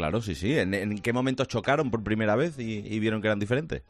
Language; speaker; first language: Spanish; native; Spanish